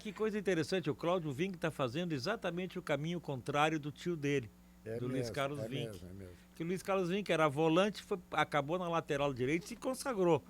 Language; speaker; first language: Portuguese; native; Portuguese